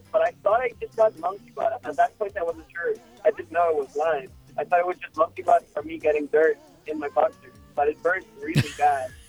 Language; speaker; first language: English; non-native, fluent; Spanish